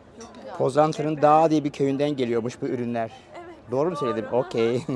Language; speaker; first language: Turkish; native; Turkish